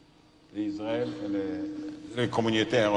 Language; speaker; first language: French; non-native, fluent; Yiddish